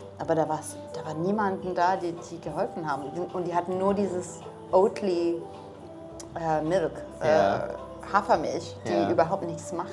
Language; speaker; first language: German; non-native, fluent; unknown